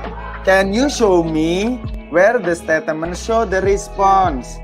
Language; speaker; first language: English; non-native, learner; Indonesian